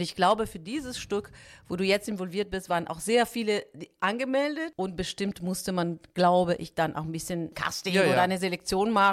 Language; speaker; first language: German; non-native, fluent; Italian